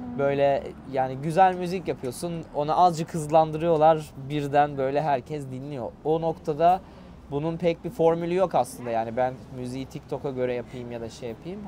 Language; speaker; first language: Turkish; native; Turkish